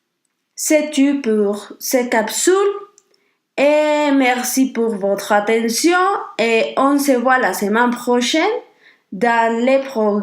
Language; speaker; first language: French; non-native, learner; Spanish